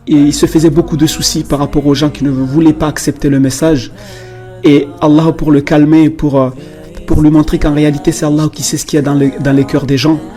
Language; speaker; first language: French; native; French